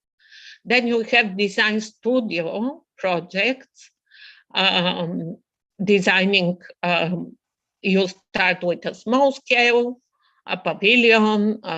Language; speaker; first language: English; non-native, fluent; Bulgarian